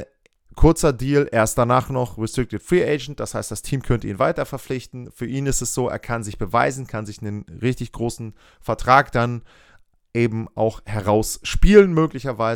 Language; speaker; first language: German; native; German